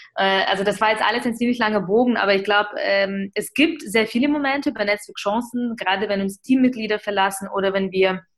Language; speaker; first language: German; early bilingual, other home language; Ukrainian